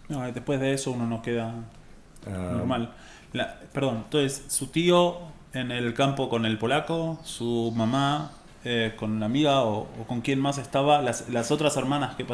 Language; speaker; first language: Spanish; native; Spanish